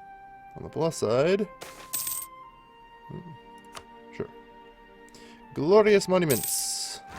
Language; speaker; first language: English; native; English